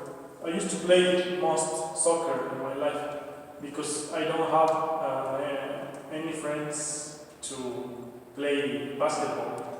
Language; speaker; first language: English; non-native, learner; Spanish